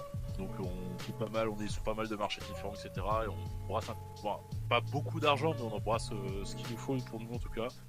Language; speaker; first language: French; native; French